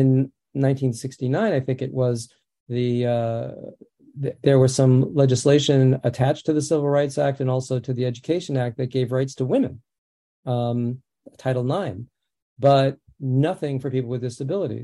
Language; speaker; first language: English; early bilingual, other home language; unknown